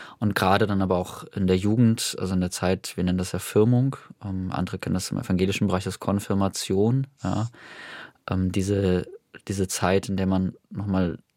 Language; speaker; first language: German; native; German